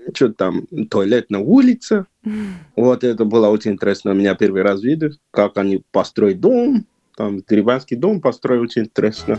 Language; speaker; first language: Russian; non-native, learner; Yoruba